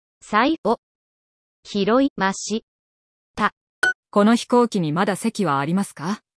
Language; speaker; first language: Japanese; non-native, learner; English